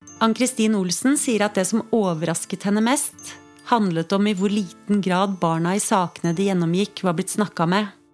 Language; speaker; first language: Norwegian; native; Norwegian